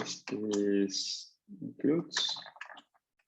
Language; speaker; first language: Spanish; native; Spanish